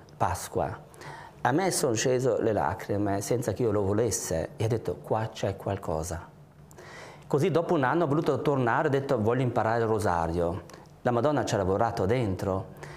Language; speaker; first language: Italian; non-native, local second language; German